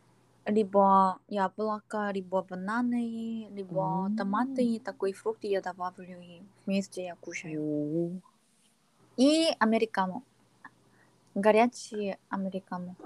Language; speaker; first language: Russian; non-native, learner; Korean